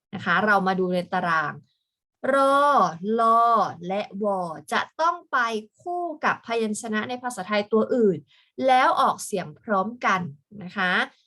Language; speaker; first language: Thai; native; Thai